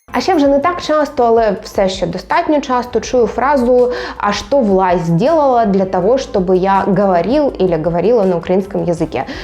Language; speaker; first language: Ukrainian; non-native, local second language; Russian